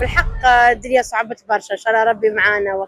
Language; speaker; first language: Arabic; native; Arabic